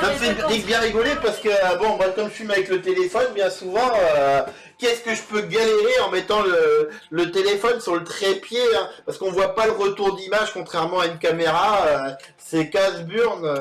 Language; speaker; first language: French; native; French